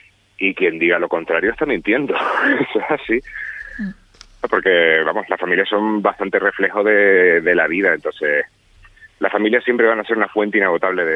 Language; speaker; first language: Spanish; native; Spanish